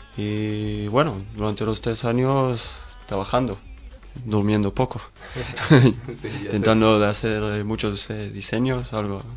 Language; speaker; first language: Spanish; non-native, fluent; Hebrew